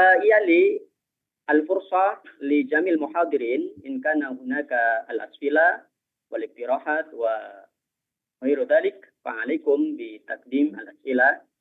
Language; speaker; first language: Arabic; non-native, fluent; Indonesian